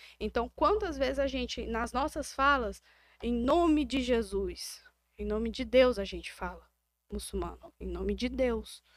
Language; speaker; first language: Portuguese; native; Portuguese